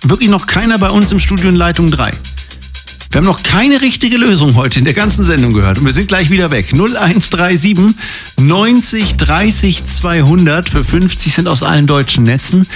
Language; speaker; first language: German; native; German